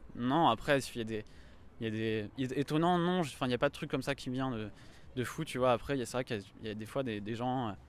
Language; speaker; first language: French; native; French